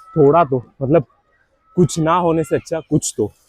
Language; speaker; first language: Hindi; non-native, local second language; Marathi